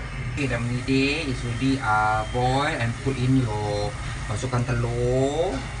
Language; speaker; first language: English; non-native, local second language; Malay